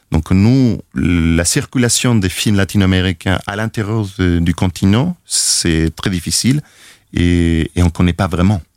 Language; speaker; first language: French; non-native, fluent; Spanish